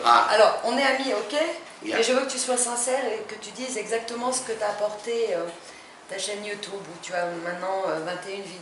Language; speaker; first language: French; non-native, fluent; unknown